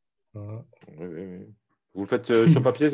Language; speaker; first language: French; native; French